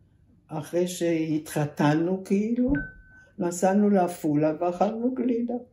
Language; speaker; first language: Hebrew; early bilingual, other home language; German